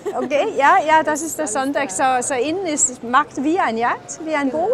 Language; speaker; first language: German; non-native, learner; Danish